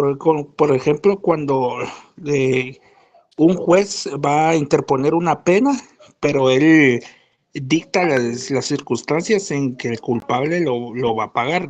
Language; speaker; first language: Spanish; native; Spanish